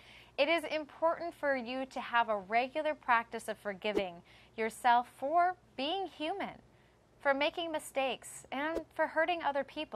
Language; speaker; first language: English; native; English